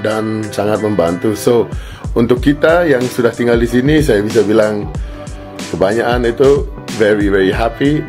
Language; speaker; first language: Indonesian; non-native, fluent; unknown